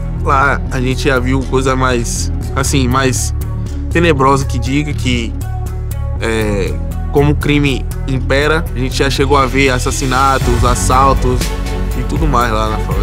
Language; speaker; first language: Portuguese; native; Portuguese